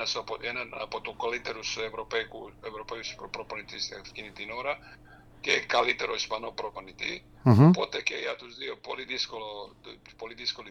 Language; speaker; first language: Greek; non-native, fluent; Serbian